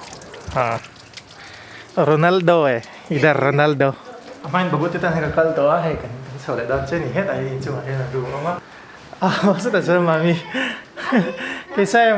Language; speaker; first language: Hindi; non-native, local second language; Mizo